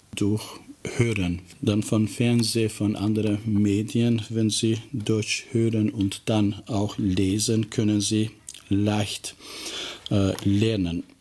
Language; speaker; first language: German; non-native, fluent; Albanian